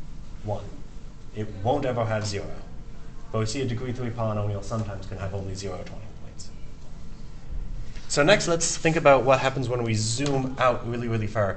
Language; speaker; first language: English; native; English